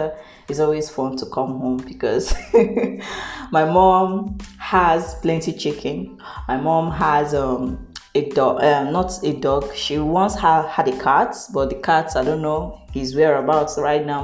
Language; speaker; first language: English; non-native, local second language; Igbo